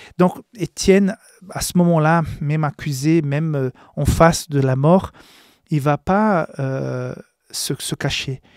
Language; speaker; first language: French; non-native, fluent; Portuguese